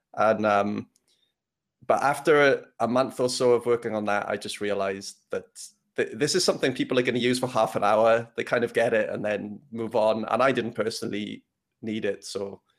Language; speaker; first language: English; native; English